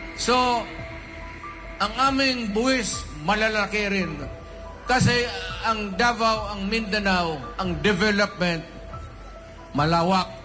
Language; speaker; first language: Filipino; non-native, local second language; Cebuano